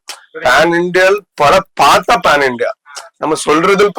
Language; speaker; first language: Tamil; non-native, learner; Tulu